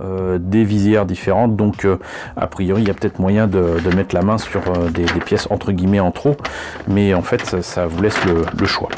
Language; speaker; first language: French; native; French